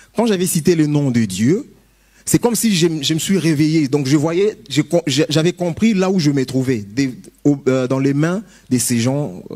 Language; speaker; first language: French; non-native, local second language; Lingala